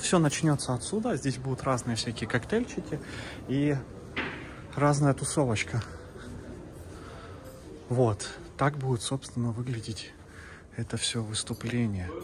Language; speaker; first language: Russian; native; Russian